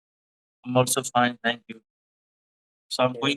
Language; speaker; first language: English; non-native, fluent; Hindi